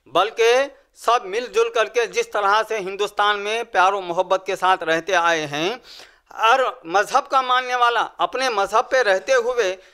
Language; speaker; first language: Urdu; native; Urdu